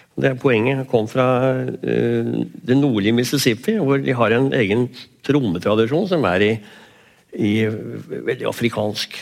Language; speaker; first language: Norwegian; native; Norwegian